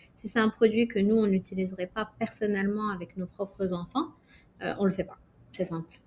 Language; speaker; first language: French; non-native, local second language; Arabic